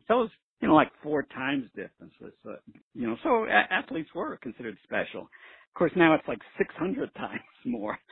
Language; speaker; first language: English; native; English